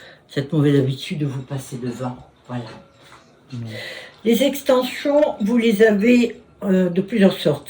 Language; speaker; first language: French; native; French